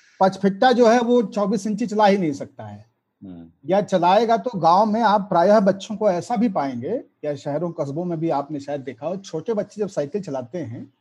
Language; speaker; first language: Hindi; native; Hindi